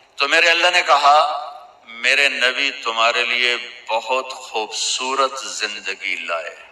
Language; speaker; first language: Urdu; non-native, local second language; Punjabi